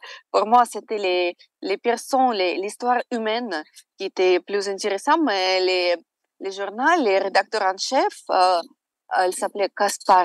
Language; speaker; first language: French; non-native, fluent; Russian